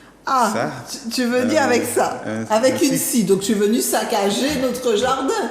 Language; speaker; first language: French; native; French